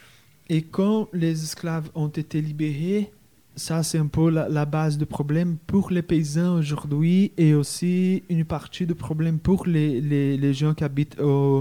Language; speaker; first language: French; non-native, fluent; Portuguese